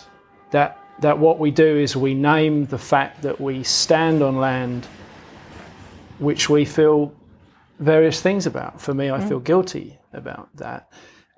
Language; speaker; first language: English; native; English